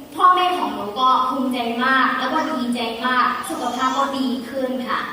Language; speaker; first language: Thai; non-native, learner; Burmese